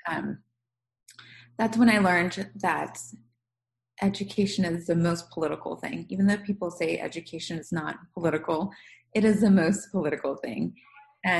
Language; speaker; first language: English; non-native, fluent; Spanish